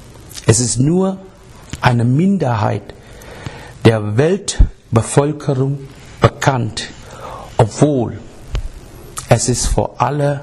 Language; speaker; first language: German; non-native, learner; English